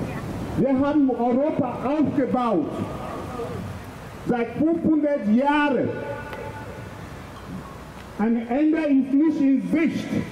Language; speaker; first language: German; non-native, fluent; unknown